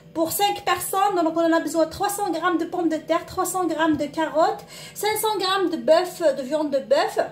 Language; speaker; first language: French; non-native, local second language; Arabic